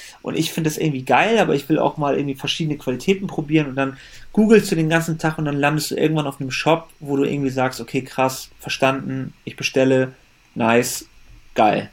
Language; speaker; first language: German; early bilingual, other home language; Persian